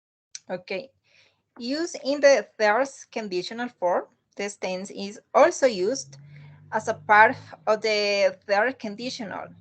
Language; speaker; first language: English; non-native, learner; Spanish